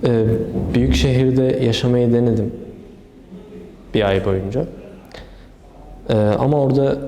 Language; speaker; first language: Turkish; early bilingual, other home language; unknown